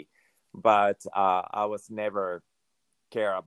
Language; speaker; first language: English; non-native, fluent; Hungarian